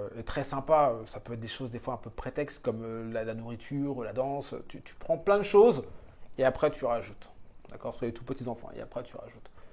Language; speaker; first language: French; early bilingual, other home language; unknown